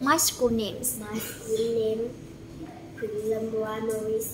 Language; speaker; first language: English; non-native, learner; Vietnamese